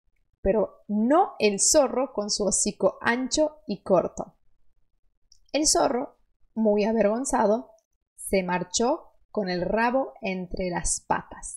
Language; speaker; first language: Spanish; non-native, fluent; Portuguese